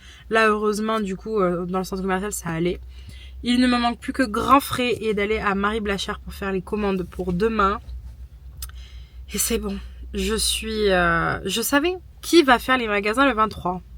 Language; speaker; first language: French; native; French